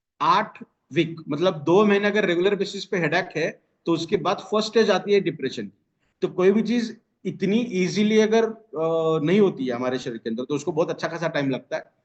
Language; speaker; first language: Hindi; non-native, local second language; Marathi